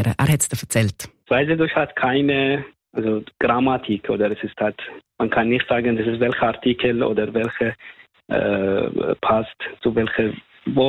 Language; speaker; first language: German; non-native, fluent; Persian